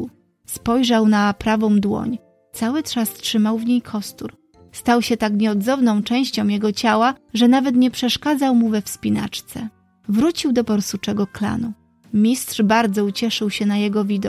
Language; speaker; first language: Polish; native; Polish